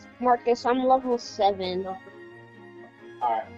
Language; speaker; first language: English; native; English